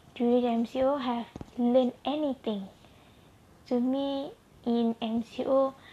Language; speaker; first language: English; non-native, local second language; Malay